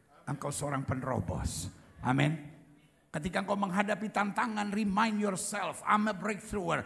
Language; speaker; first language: Indonesian; native; Indonesian